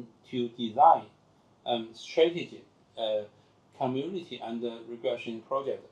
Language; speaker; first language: English; non-native, learner; Chinese